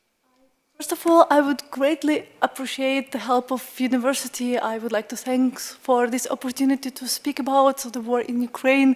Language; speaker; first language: English; non-native, fluent; Ukrainian